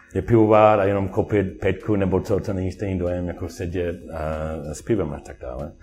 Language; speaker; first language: Czech; non-native, learner; English